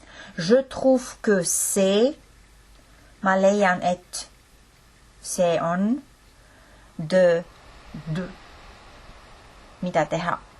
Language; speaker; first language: French; non-native, fluent; Estonian